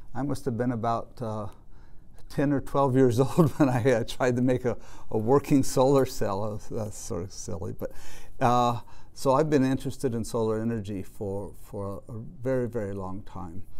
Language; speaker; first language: English; native; English